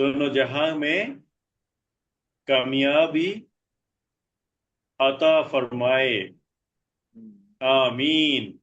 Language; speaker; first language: Hindi; non-native, learner; Bangla